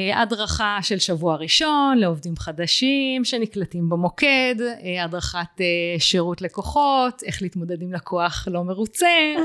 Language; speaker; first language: Hebrew; native; Hebrew